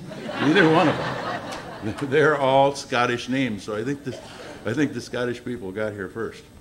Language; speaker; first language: English; native; English